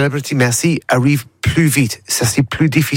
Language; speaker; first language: French; non-native, learner; English